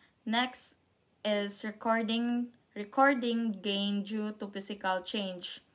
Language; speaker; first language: English; non-native, local second language; Cebuano